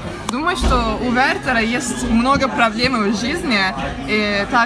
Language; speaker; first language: Russian; non-native, learner; Turkish